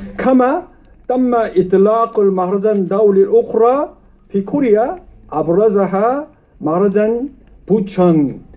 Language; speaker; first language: Arabic; non-native, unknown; Korean